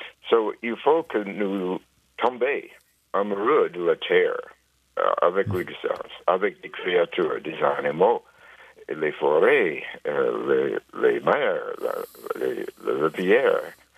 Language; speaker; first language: French; non-native, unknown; English